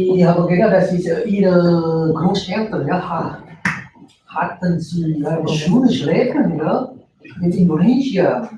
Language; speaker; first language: German; non-native, learner; Indonesian